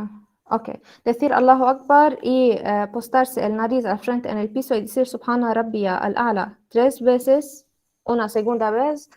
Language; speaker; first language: Spanish; non-native, learner; Arabic